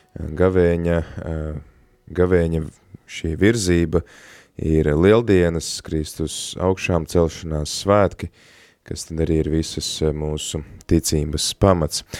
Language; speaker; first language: Latvian; native; Latvian